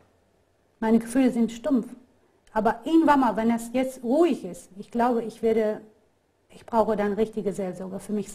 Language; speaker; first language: German; non-native, fluent; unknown